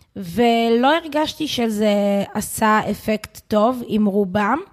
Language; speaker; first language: Hebrew; native; Hebrew